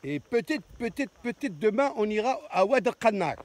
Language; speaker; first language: French; non-native, local second language; Arabic